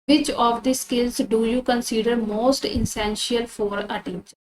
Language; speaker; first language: English; non-native, local second language; Punjabi